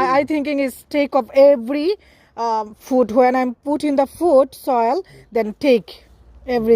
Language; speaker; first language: English; non-native, learner; Bangla